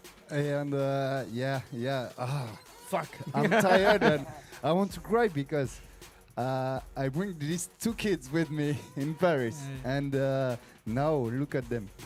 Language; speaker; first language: English; non-native, learner; French